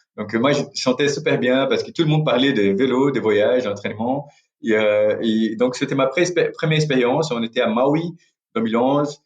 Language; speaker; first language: French; non-native, fluent; Portuguese